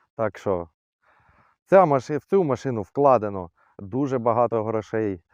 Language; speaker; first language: Ukrainian; non-native, local second language; Russian